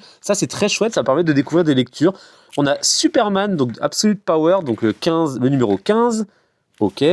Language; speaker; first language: French; native; French